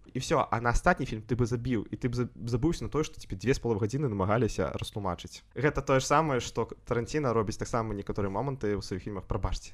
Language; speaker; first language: Belarusian; non-native, local second language; Russian